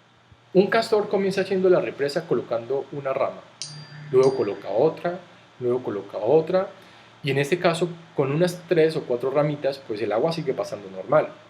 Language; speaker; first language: Spanish; native; Spanish